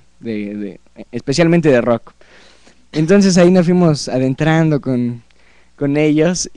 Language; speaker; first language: Spanish; native; Spanish